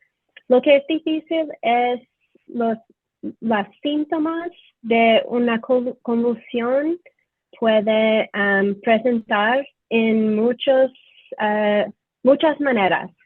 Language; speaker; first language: Spanish; non-native, fluent; English